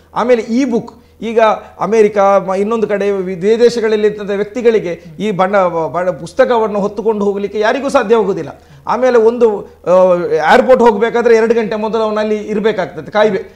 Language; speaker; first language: Kannada; non-native, local second language; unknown